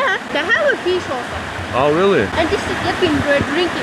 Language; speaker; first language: English; non-native, learner; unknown